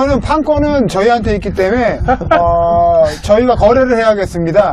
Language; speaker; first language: Korean; native; Korean